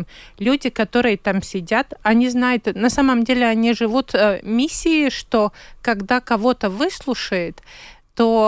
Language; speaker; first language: Russian; non-native, local second language; Latvian